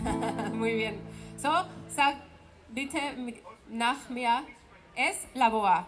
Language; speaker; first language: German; non-native, fluent; Spanish